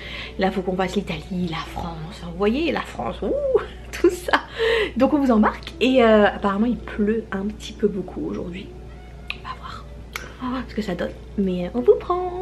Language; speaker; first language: French; native; French